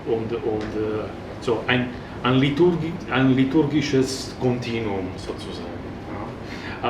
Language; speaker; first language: German; non-native, fluent; Italian